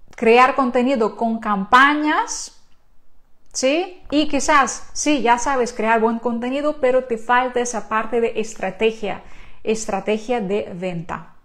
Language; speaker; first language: Spanish; non-native, fluent; Ukrainian